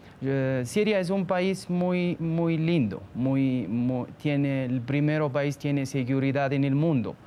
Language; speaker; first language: Spanish; non-native, learner; Arabic